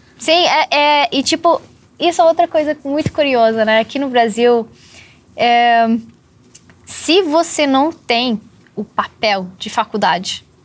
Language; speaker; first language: Portuguese; non-native, fluent; English